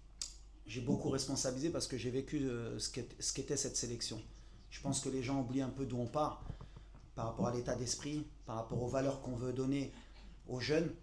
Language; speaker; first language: French; native; French